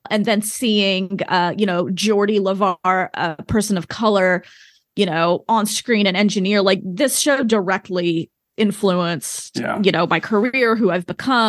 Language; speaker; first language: English; native; English